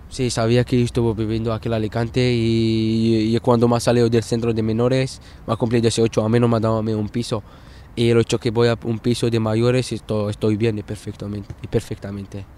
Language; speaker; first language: Spanish; non-native, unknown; Arabic